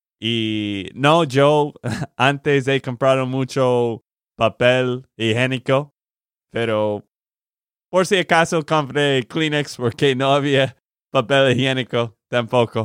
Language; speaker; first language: Spanish; non-native, learner; English